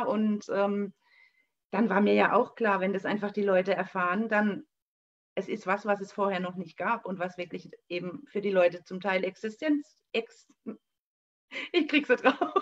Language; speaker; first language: German; native; German